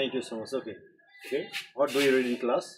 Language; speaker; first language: English; non-native, learner; Bangla